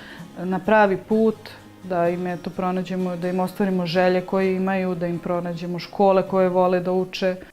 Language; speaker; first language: Serbian; native; Serbian